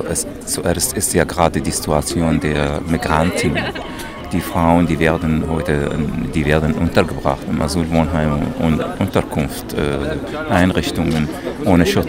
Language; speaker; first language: German; non-native, fluent; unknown